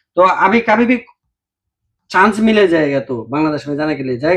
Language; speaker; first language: Hindi; non-native, learner; Bangla